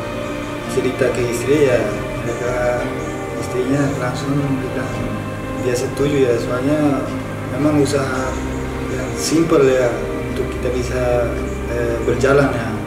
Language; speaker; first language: Indonesian; non-native, fluent; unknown